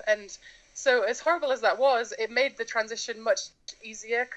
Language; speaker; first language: English; native; English